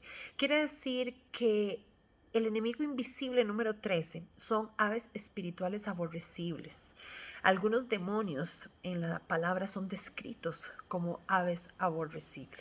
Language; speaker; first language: Spanish; native; Spanish